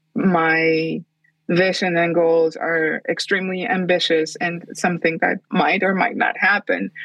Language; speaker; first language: English; non-native, fluent; Spanish